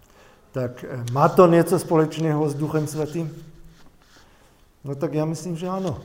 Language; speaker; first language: Czech; non-native, fluent; German